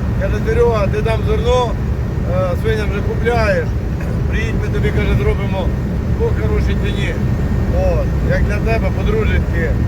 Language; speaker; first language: Ukrainian; native; Ukrainian